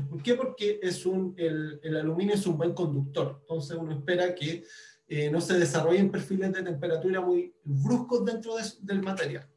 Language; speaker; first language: Spanish; native; Spanish